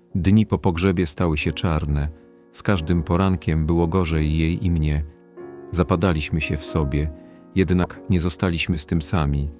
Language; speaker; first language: Polish; non-native, fluent; Kurdish